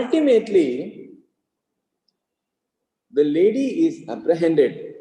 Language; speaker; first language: English; non-native, local second language; Malayalam